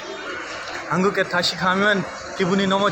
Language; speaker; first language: Korean; non-native, learner; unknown